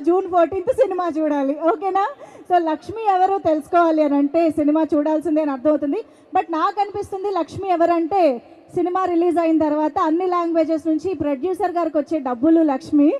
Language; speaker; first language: Telugu; native; Telugu